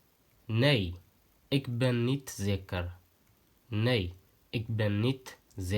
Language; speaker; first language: Dutch; non-native, learner; Tigrinya